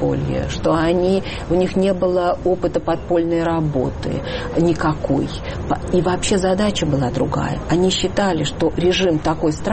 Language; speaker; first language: Russian; native; Russian